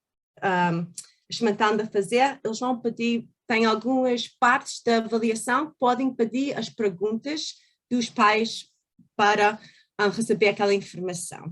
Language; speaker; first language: Portuguese; early bilingual, heritage; Portuguese